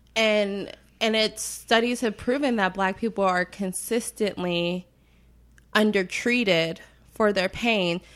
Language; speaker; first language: English; native; English